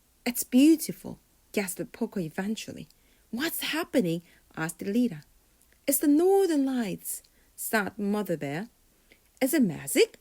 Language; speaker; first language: English; non-native, fluent; Korean